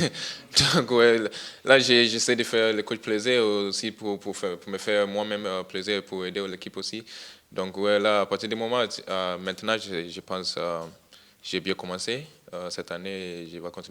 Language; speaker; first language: French; non-native, fluent; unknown